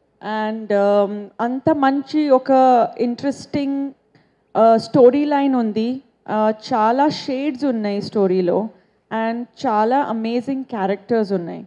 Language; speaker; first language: Telugu; non-native, learner; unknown